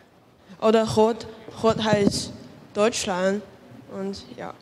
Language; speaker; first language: German; non-native, learner; Cantonese